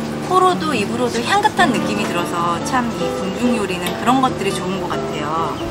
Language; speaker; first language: Korean; native; Korean